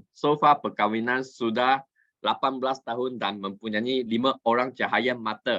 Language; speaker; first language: Malay; native; Malay